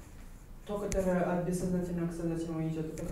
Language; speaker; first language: Russian; native; Russian